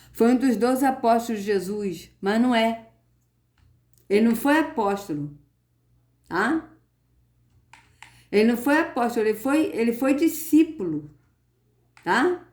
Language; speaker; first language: Portuguese; native; Portuguese